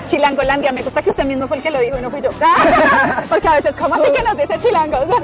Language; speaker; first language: Spanish; native; Spanish